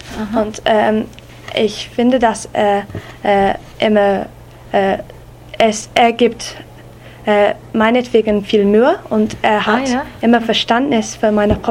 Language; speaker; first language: German; non-native, learner; English